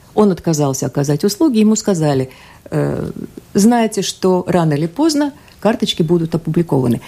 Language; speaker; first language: Russian; non-native, local second language; Latvian